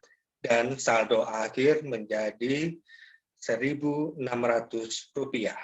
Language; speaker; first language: Indonesian; native; Indonesian